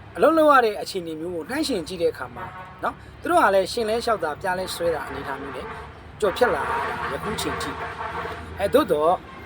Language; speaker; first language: Burmese; native; Burmese